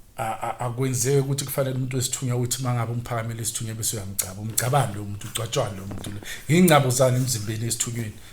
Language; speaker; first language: Zulu; native; Zulu